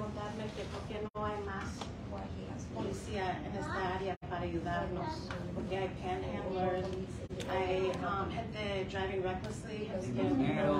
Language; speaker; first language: Spanish; early bilingual, heritage; Spanish